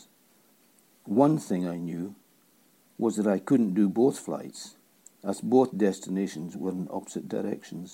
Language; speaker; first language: English; native; English